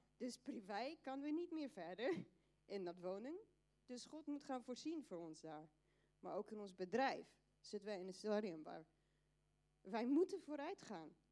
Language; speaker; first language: Dutch; non-native, fluent; Afrikaans